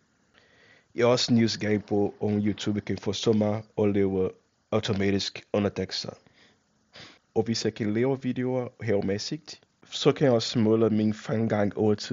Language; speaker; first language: Danish; non-native, fluent; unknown